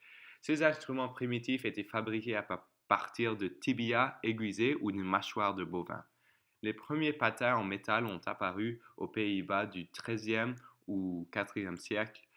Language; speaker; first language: French; non-native, learner; English